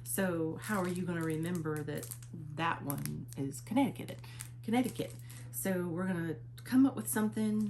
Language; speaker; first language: English; native; English